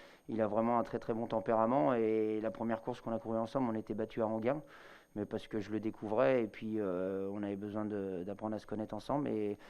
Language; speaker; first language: French; native; French